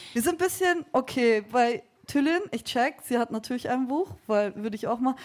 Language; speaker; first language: German; early bilingual, other home language; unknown